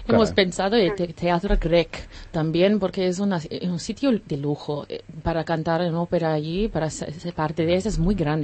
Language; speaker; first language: Spanish; non-native, learner; English